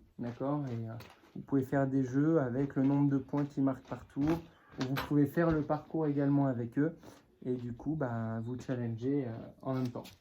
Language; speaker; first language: French; native; French